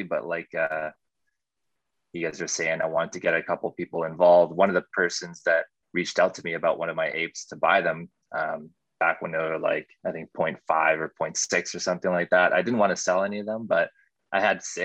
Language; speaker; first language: English; native; English